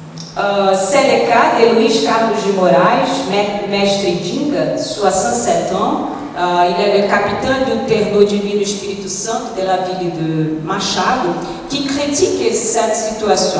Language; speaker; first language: French; non-native, fluent; Portuguese